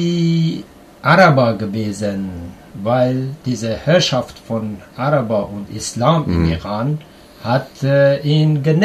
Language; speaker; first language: German; non-native, learner; Persian